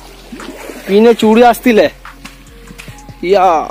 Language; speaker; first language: Malayalam; non-native, learner; Hindi